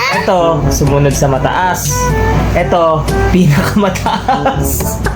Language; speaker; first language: Filipino; native; Filipino